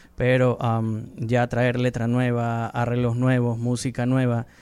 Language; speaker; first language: Spanish; native; Spanish